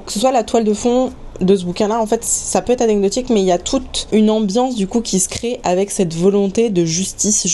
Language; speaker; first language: French; native; French